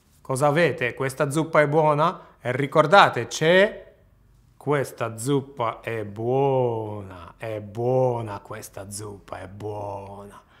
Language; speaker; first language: Italian; non-native, fluent; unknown